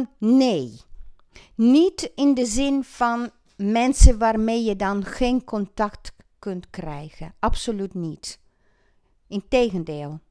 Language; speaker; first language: Dutch; non-native, fluent; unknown